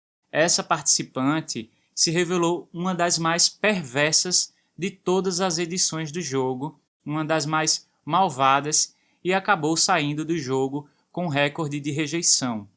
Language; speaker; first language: Portuguese; native; Portuguese